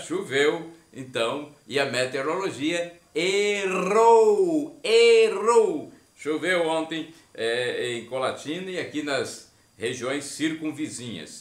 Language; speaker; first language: Portuguese; native; Portuguese